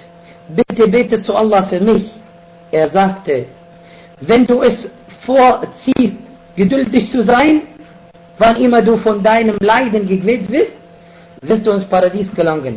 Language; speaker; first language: German; non-native, fluent; Arabic